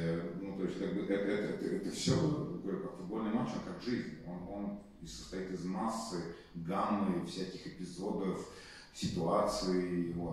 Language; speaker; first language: Russian; native; Russian